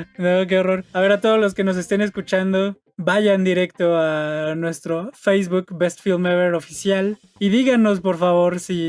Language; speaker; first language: Spanish; native; Spanish